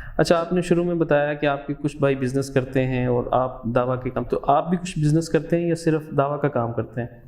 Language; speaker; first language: Urdu; native; Urdu